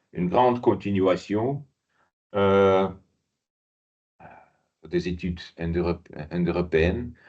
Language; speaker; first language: French; non-native, fluent; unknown